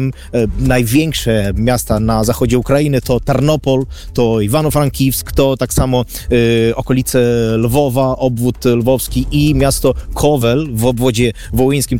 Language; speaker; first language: Polish; non-native, fluent; Ukrainian